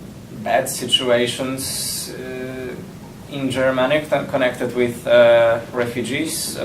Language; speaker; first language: English; non-native, learner; Polish